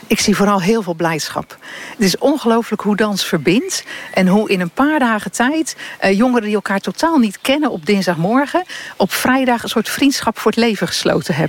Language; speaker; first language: Dutch; native; Dutch